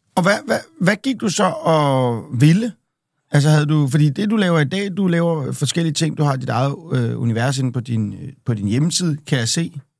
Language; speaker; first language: Danish; native; Danish